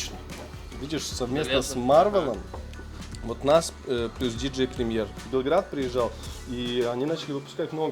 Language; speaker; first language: Russian; native; Russian